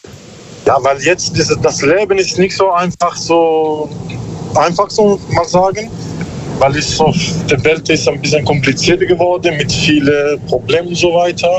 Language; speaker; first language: German; non-native, learner; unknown